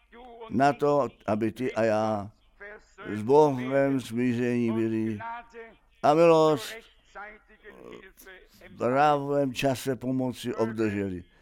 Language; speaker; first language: Czech; non-native, fluent; German